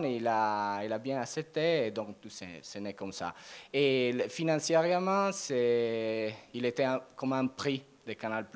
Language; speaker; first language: French; non-native, learner; Italian